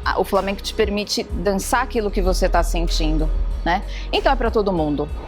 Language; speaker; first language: Portuguese; native; Portuguese